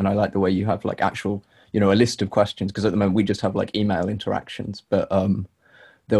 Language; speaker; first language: English; native; English